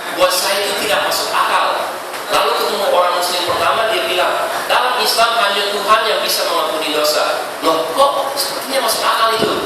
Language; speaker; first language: Indonesian; non-native, fluent; English